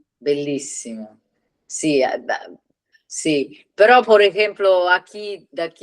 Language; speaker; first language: Spanish; non-native, learner; Italian